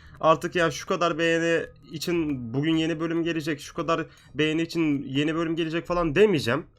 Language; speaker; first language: Turkish; native; Turkish